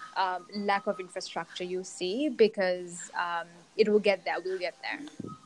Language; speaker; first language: English; non-native, local second language; Sinhala